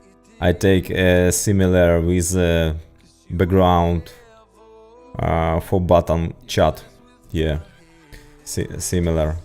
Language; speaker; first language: English; non-native, learner; Ukrainian